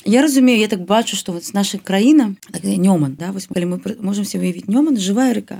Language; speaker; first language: Belarusian; native; Belarusian